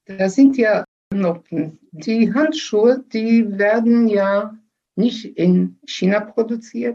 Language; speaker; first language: German; early bilingual, other home language; Polish